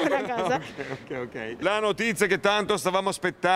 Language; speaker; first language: Italian; native; Italian